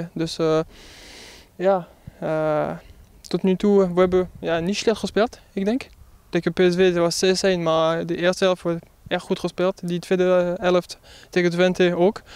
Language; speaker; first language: Dutch; non-native, fluent; French